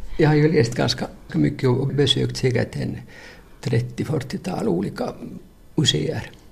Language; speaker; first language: Swedish; native; Swedish